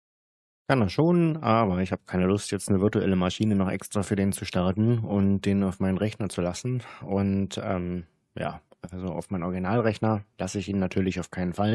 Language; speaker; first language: German; native; German